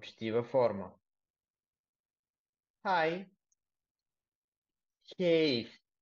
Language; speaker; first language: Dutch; non-native, fluent; Bulgarian